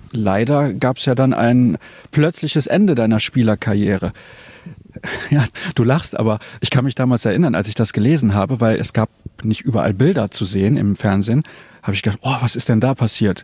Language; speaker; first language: German; native; German